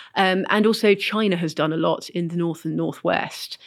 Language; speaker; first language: English; native; English